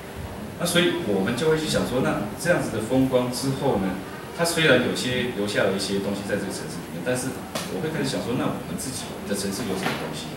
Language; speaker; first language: Chinese; native; Chinese